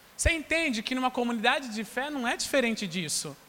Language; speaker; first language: Portuguese; native; Portuguese